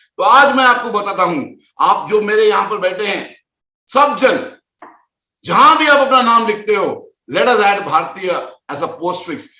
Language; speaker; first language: Hindi; non-native, local second language; Konkani